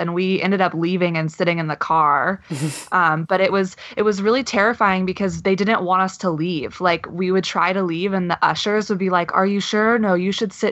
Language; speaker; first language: English; native; English